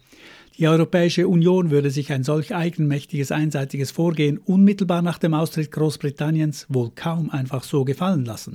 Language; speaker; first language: German; native; German